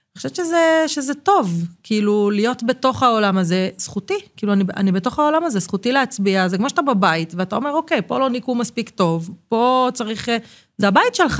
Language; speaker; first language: Hebrew; native; Hebrew